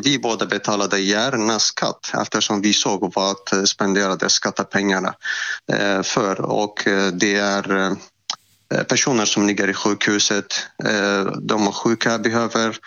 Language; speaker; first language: Swedish; non-native, fluent; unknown